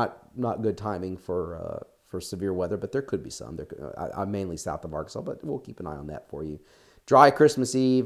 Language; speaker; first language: English; native; English